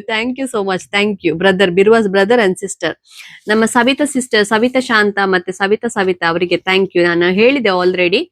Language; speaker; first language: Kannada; non-native, local second language; Konkani